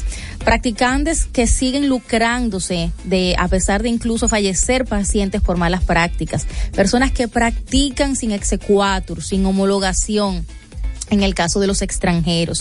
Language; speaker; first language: Spanish; native; Spanish